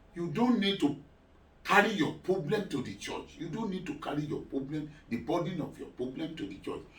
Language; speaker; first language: English; non-native, local second language; Yoruba